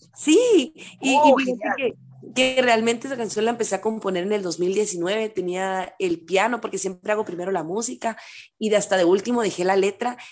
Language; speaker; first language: Spanish; native; Spanish